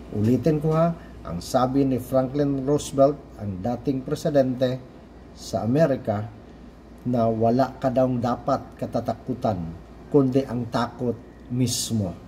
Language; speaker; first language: Filipino; non-native, local second language; Cebuano